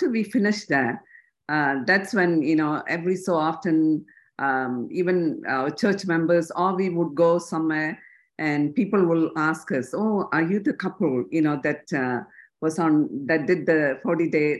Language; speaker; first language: English; non-native, local second language; Tamil